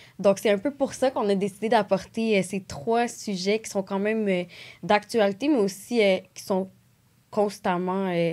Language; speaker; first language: French; early bilingual, other home language; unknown